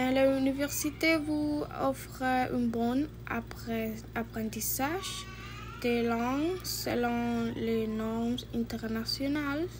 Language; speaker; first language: French; non-native, learner; Spanish